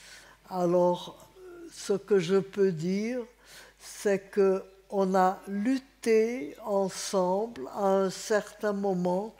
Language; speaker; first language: French; non-native, fluent; Hungarian